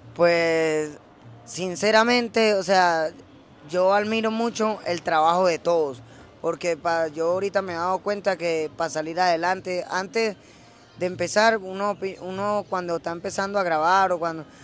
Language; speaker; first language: Spanish; native; Spanish